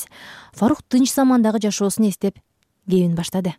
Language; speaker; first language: Kyrgyz; native; Kyrgyz